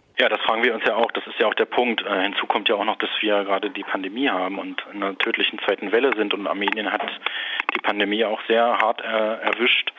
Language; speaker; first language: German; native; German